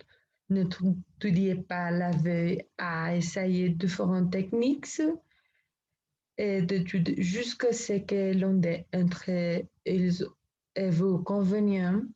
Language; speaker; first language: French; non-native, learner; Spanish